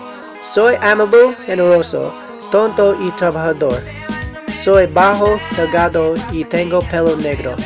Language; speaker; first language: Spanish; non-native, learner; English